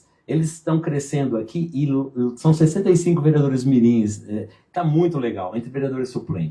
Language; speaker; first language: Portuguese; native; Portuguese